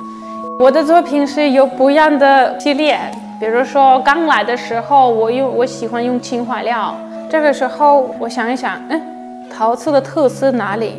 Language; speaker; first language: Chinese; non-native, fluent; Russian